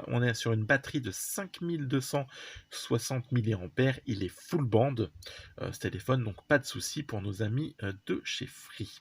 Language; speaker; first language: French; native; French